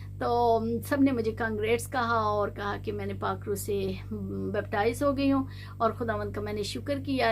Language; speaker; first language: Urdu; native; Urdu